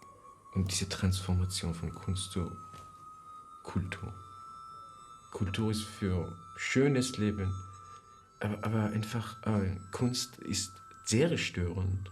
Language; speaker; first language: German; non-native, fluent; Persian